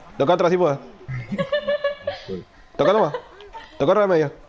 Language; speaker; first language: Spanish; native; Spanish